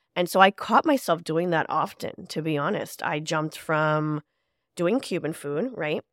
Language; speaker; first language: English; early bilingual, other home language; Spanish